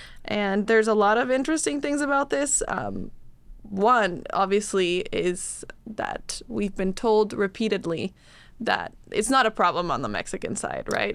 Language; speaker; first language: English; native; English